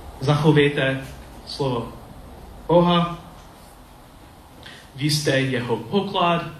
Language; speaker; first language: Czech; non-native, learner; English